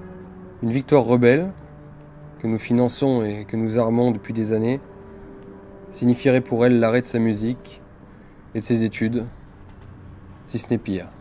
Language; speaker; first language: French; native; French